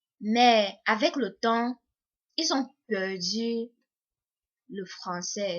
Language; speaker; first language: French; native; French